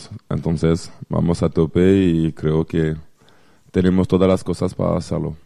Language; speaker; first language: Spanish; non-native, fluent; French